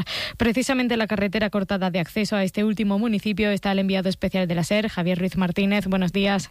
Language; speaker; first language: Spanish; native; Spanish